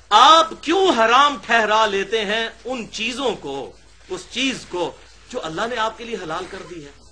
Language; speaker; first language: Urdu; non-native, local second language; Punjabi